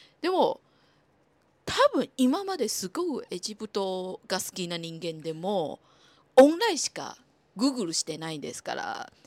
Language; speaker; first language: Japanese; non-native, fluent; Chinese